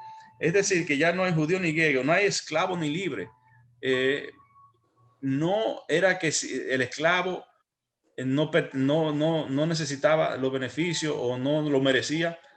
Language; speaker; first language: Spanish; native; Spanish